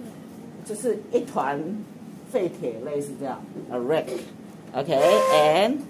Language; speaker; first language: English; non-native, fluent; Chinese